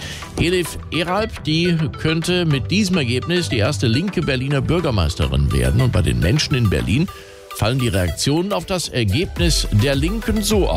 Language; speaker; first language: German; native; German